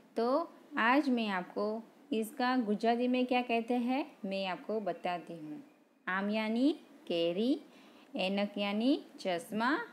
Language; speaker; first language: Hindi; non-native, local second language; Gujarati